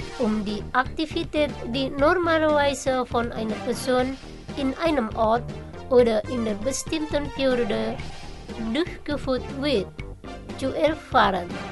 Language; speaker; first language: German; non-native, fluent; Indonesian